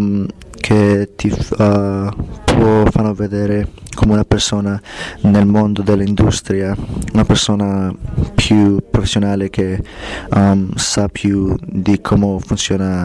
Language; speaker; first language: Italian; non-native, learner; English